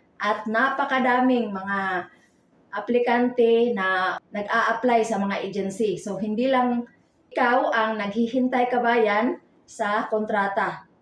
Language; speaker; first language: Filipino; non-native, local second language; Cebuano